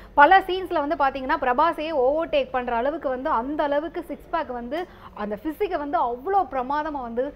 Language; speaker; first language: Tamil; native; Tamil